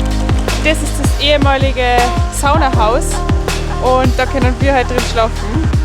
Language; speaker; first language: German; native; German